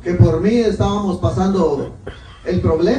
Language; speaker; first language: Spanish; native; Spanish